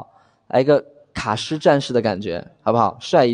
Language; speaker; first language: Chinese; native; Chinese